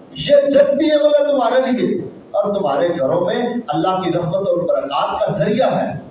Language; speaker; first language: Urdu; non-native, local second language; Punjabi